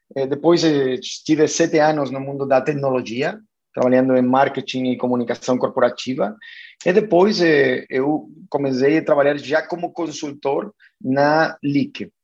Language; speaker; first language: Portuguese; non-native, fluent; Spanish